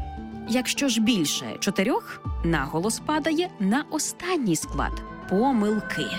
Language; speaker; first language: Ukrainian; native; Ukrainian